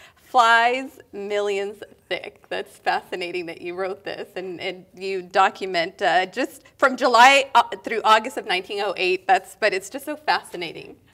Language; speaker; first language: English; native; English